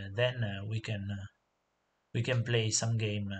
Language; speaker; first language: English; non-native, learner; Italian